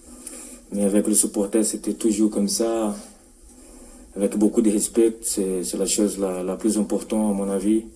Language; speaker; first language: French; non-native, fluent; Portuguese